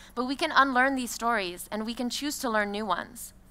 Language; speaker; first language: English; non-native, fluent; French